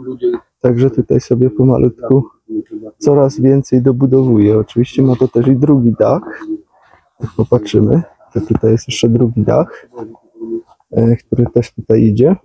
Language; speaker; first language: Polish; native; Polish